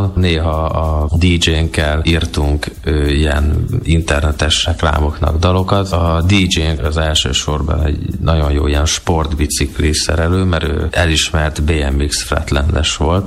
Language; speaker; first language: Hungarian; native; Hungarian